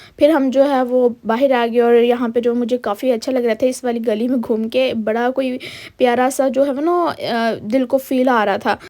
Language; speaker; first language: Urdu; native; Urdu